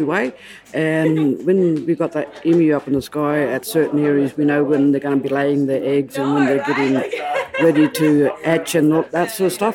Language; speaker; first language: English; native; English